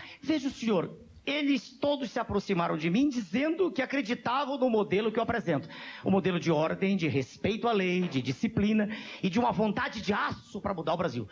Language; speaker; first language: Portuguese; native; Portuguese